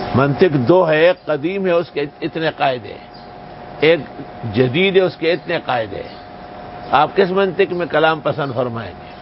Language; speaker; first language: Urdu; non-native, local second language; Pashto